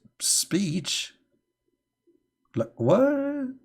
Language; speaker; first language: English; non-native, fluent; Arabic